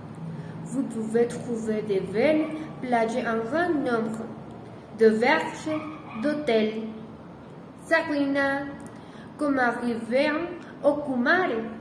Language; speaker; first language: French; non-native, learner; Spanish